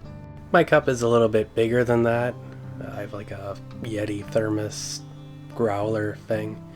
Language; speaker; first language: English; native; English